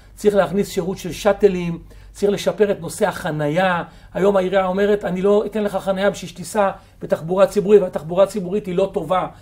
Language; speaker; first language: Hebrew; native; Hebrew